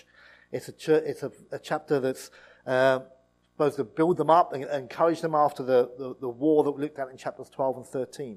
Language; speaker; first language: English; native; English